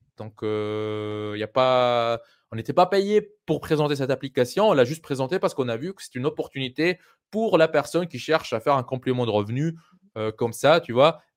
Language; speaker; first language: French; non-native, local second language; Arabic